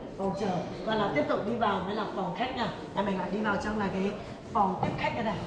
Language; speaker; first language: Vietnamese; non-native, fluent; Chinese